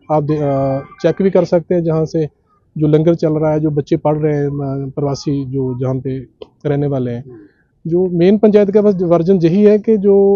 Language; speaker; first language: Hindi; non-native, local second language; Punjabi